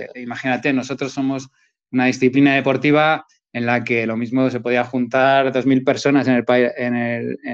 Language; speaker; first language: Spanish; native; Spanish